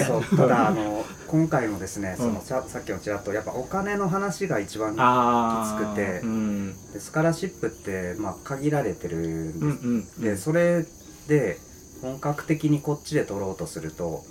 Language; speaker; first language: Japanese; native; Japanese